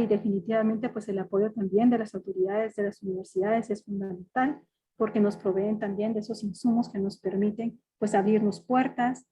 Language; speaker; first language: Spanish; native; Spanish